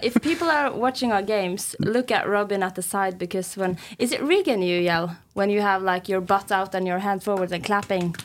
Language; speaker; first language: English; non-native, fluent; Norwegian